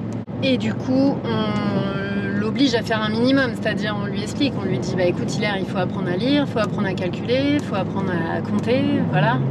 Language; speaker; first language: French; native; French